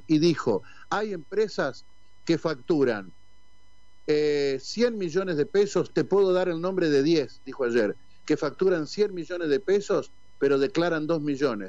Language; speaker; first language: Spanish; native; Spanish